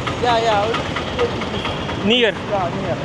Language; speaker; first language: English; non-native, learner; Malayalam